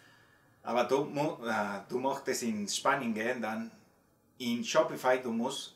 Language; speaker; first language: German; non-native, learner; Spanish